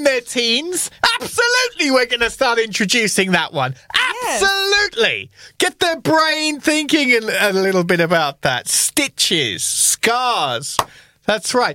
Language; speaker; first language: English; native; English